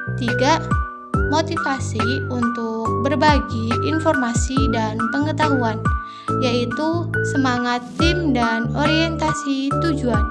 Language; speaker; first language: Indonesian; native; Indonesian